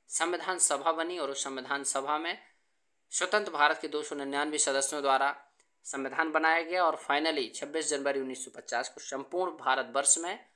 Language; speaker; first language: Hindi; native; Hindi